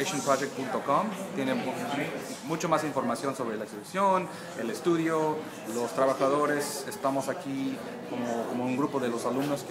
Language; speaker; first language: Spanish; early bilingual, heritage; Spanish